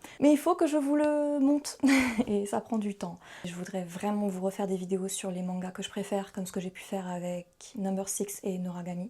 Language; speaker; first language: French; native; French